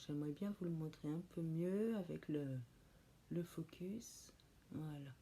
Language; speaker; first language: French; native; French